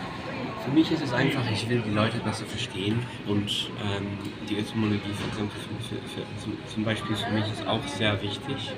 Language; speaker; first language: German; non-native, fluent; English